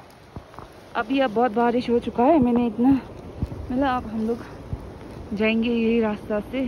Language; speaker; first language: Hindi; non-native, local second language; Nepali